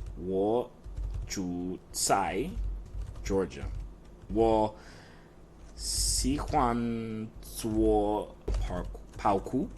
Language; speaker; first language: Chinese; non-native, learner; English